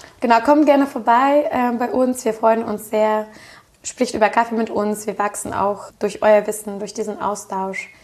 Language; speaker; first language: German; non-native, fluent; Russian